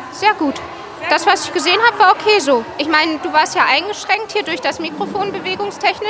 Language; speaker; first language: German; native; German